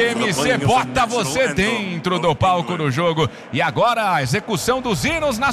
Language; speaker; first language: Portuguese; native; Portuguese